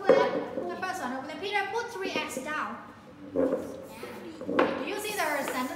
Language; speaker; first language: English; non-native, fluent; Vietnamese